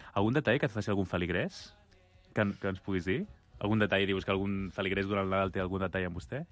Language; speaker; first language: Catalan; native; Catalan